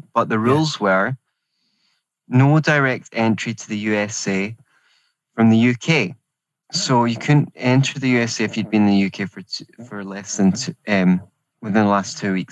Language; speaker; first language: English; native; English